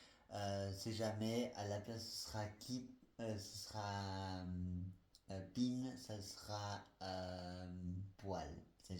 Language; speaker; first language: French; non-native, fluent; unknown